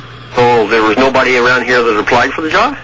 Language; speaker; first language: English; native; English